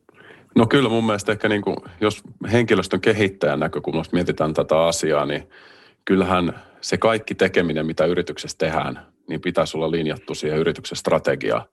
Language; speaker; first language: Finnish; native; Finnish